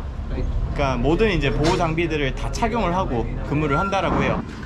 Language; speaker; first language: Korean; native; Korean